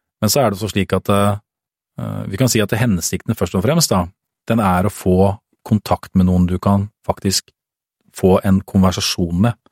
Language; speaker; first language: Norwegian; native; Norwegian